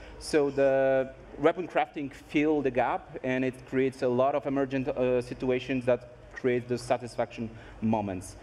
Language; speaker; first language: English; non-native, fluent; Polish